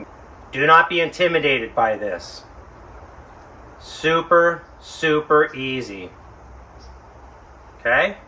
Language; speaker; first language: English; native; English